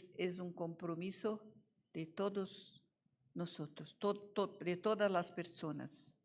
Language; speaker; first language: Spanish; non-native, learner; Portuguese